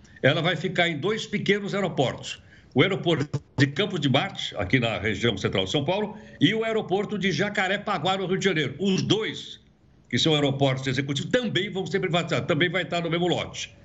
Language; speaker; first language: Portuguese; native; Portuguese